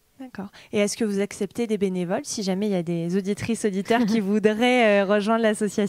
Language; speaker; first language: French; native; French